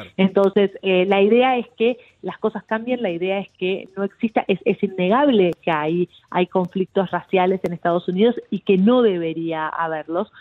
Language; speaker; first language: Spanish; native; Spanish